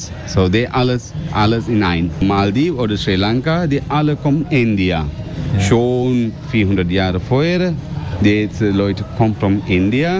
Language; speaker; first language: German; non-native, learner; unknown